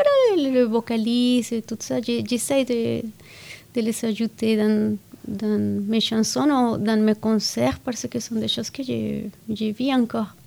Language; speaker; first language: French; non-native, fluent; Spanish